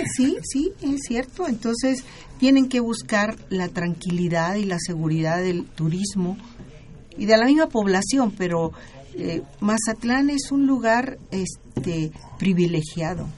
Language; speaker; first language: Spanish; native; Spanish